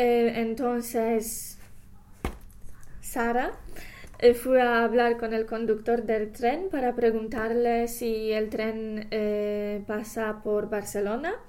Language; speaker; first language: Spanish; non-native, learner; English